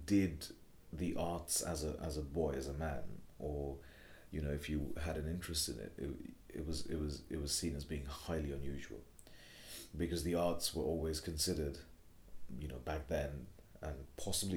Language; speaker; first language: English; non-native, local second language; Bangla